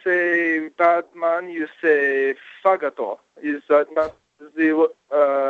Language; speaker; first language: English; non-native, learner; Japanese